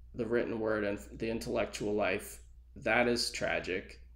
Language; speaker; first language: English; native; English